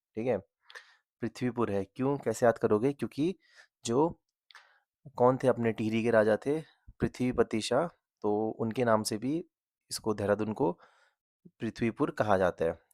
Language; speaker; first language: Hindi; native; Hindi